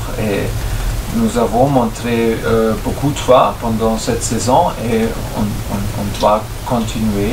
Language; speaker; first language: French; non-native, fluent; German